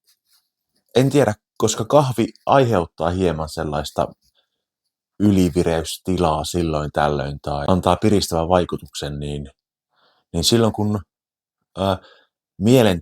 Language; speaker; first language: Finnish; native; Finnish